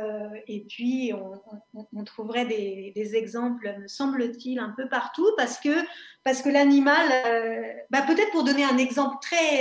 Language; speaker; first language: French; native; French